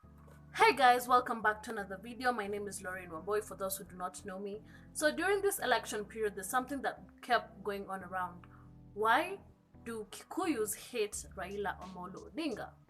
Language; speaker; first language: English; non-native, local second language; Kikuyu